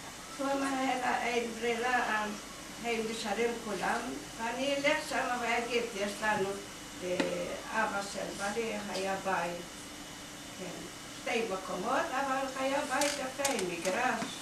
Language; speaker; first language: Hebrew; non-native, fluent; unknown